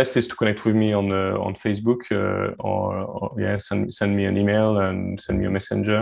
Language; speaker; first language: English; non-native, fluent; French